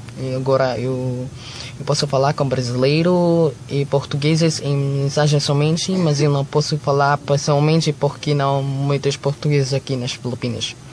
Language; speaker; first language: Portuguese; non-native, learner; Filipino